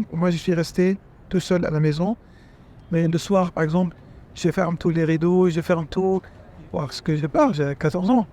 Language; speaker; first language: French; non-native, fluent; Arabic